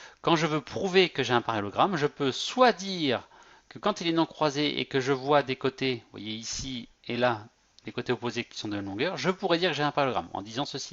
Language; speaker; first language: French; native; French